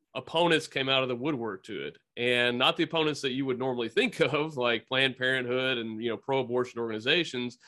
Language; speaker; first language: English; native; English